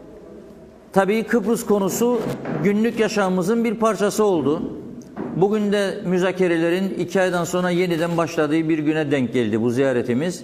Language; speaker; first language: Turkish; native; Turkish